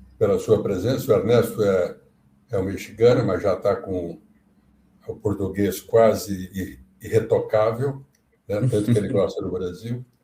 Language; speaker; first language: Portuguese; native; Portuguese